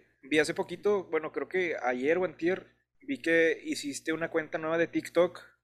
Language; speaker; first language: Spanish; native; Spanish